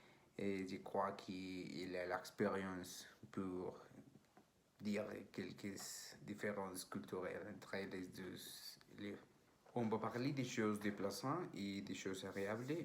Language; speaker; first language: French; non-native, learner; Spanish